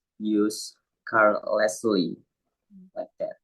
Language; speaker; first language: English; non-native, learner; Indonesian